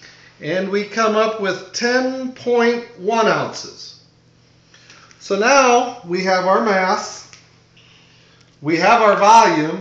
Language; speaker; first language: English; native; English